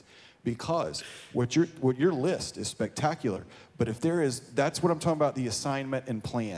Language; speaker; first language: English; native; English